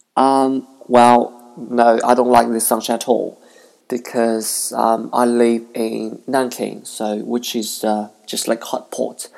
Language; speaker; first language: English; non-native, fluent; Chinese